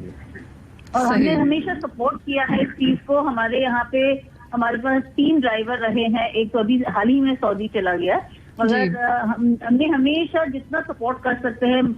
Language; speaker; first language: Hindi; non-native, local second language; Tamil